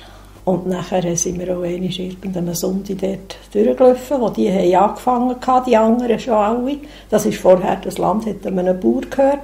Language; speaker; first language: German; native; German